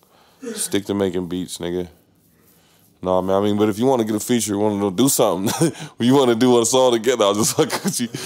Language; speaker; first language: English; native; English